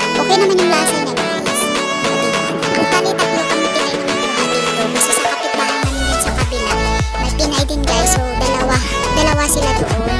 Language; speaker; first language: Filipino; non-native, local second language; Hiligaynon